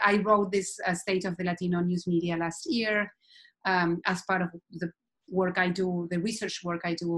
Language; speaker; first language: English; non-native, fluent; Spanish